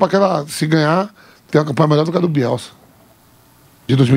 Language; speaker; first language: Portuguese; native; Portuguese